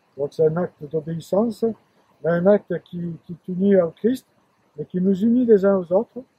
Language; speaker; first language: French; native; French